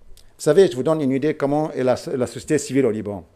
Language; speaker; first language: French; non-native, local second language; Arabic